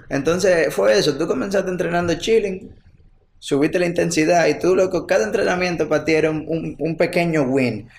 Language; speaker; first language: Spanish; native; Spanish